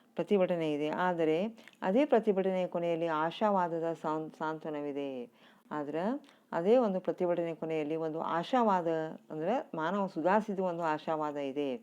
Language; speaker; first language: Kannada; native; Kannada